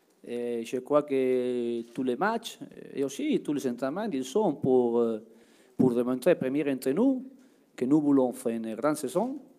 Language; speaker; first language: French; non-native, learner; Spanish